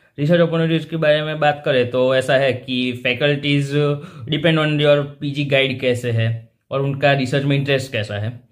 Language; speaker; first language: Hindi; non-native, local second language; Gujarati